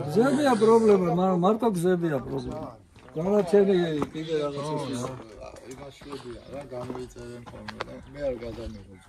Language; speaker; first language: Georgian; non-native, local second language; Armenian